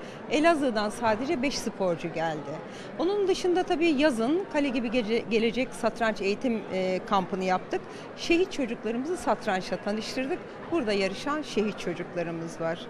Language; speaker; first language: Turkish; native; Turkish